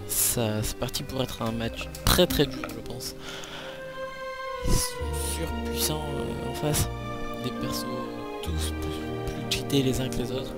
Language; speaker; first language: French; native; French